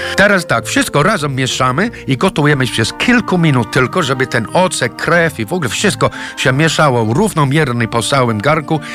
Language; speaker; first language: Polish; non-native, fluent; English